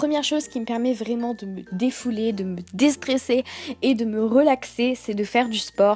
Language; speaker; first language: French; native; French